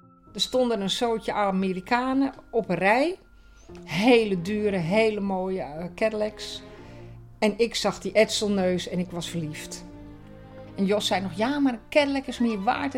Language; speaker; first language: Dutch; native; Dutch